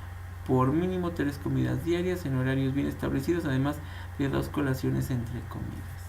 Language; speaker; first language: Spanish; native; Spanish